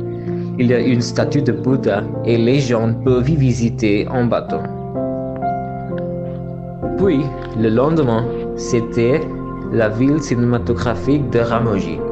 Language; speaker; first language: French; non-native, learner; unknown